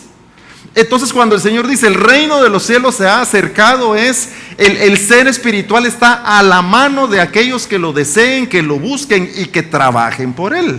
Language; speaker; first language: Spanish; native; Spanish